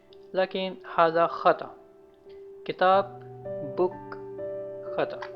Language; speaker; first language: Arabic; non-native, learner; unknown